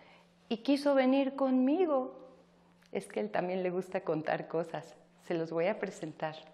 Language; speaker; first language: Spanish; native; Spanish